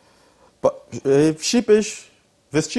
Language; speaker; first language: Albanian; non-native, learner; French